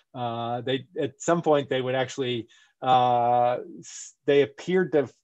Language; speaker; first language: English; native; English